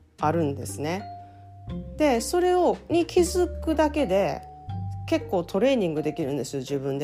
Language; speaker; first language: Japanese; native; Japanese